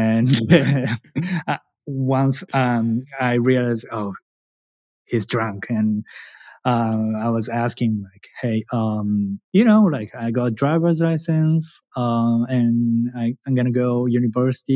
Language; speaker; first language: English; non-native, learner; Japanese